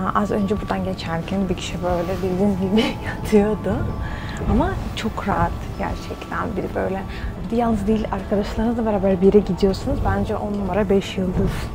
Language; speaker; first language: Turkish; non-native, fluent; Russian